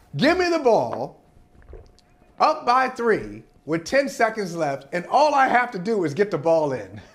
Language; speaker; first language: English; native; English